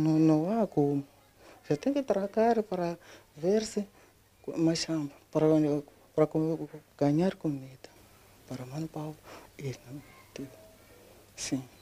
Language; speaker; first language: Portuguese; non-native, learner; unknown